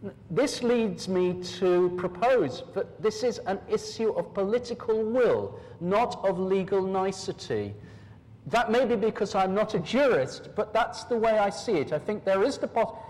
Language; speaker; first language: English; native; English